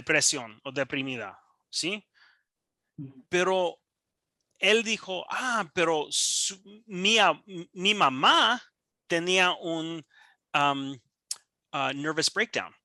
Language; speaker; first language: Spanish; non-native, learner; English